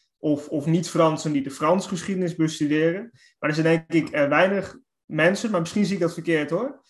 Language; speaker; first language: Dutch; native; Dutch